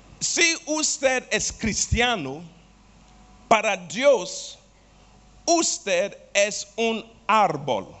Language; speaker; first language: Spanish; non-native, learner; Portuguese